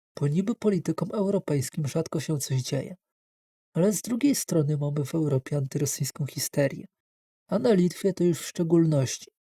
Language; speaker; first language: Polish; native; Polish